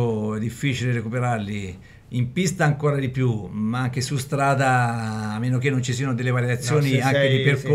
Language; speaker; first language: Italian; native; Italian